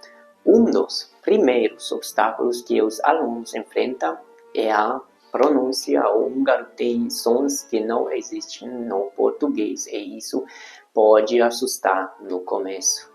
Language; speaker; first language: Portuguese; non-native, fluent; Hungarian